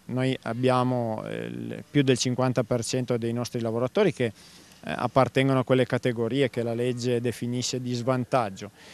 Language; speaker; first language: Italian; native; Italian